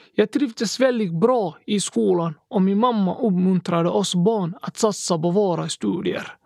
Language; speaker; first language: Swedish; early bilingual, other home language; Somali